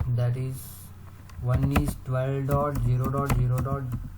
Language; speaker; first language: English; non-native, local second language; Kannada